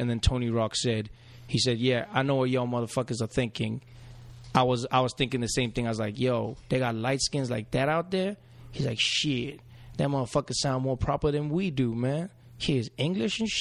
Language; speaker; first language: English; native; English